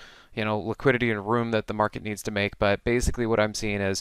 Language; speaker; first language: English; native; English